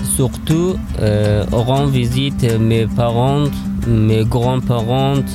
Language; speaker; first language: French; non-native, learner; Persian